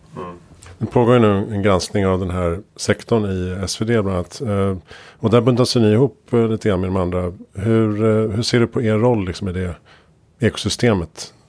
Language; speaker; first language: Swedish; native; Swedish